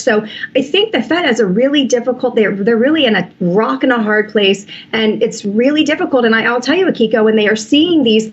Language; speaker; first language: English; native; English